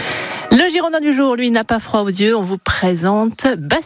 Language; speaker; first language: French; native; French